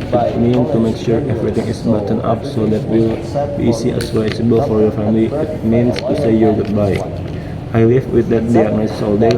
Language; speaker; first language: English; non-native, learner; Indonesian